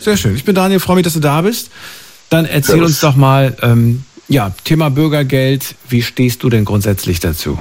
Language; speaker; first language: German; native; German